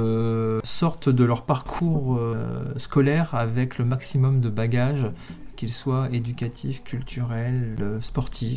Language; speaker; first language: French; native; French